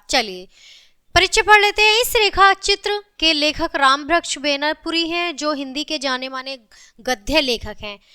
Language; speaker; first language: Hindi; native; Hindi